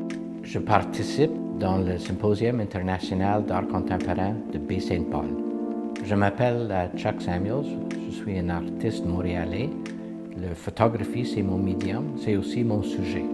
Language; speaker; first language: French; non-native, local second language; English